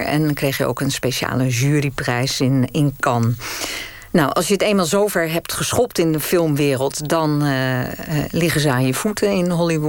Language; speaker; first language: Dutch; native; Dutch